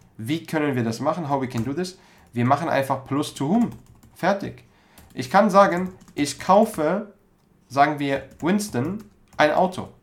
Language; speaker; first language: German; native; German